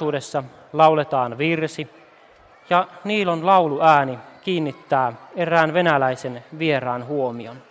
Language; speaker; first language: Finnish; native; Finnish